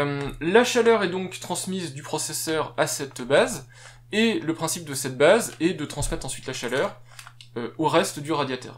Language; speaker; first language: French; native; French